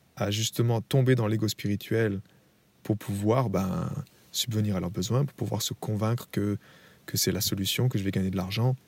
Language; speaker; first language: French; native; French